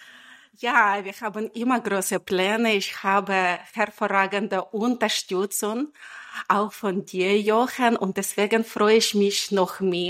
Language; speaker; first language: German; non-native, fluent; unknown